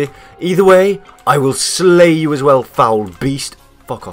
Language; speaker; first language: English; native; English